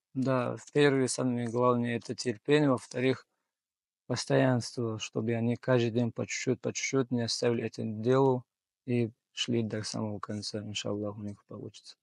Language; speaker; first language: Russian; non-native, local second language; Tajik